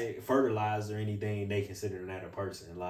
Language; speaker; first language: English; native; English